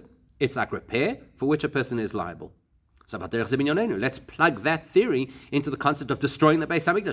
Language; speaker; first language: English; native; English